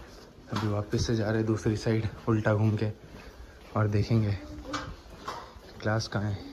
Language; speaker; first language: Hindi; native; Hindi